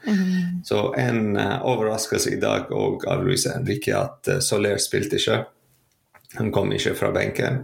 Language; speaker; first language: Norwegian; non-native, fluent; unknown